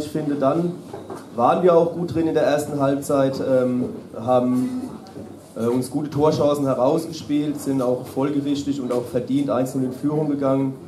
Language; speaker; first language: German; native; German